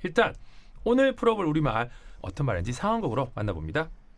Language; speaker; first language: Korean; native; Korean